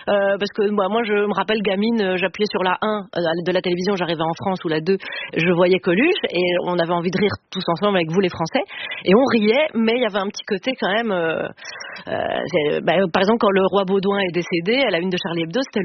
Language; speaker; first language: French; native; French